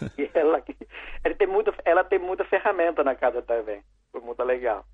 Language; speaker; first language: Portuguese; non-native, learner; Chinese